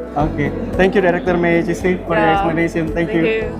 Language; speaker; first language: English; non-native, learner; Indonesian